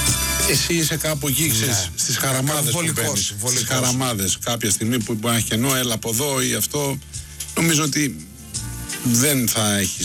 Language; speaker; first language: Greek; native; Greek